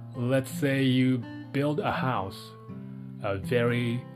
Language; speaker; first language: English; non-native, fluent; Japanese